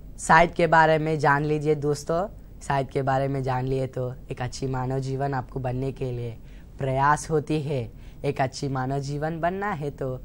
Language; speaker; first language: Hindi; non-native, local second language; Telugu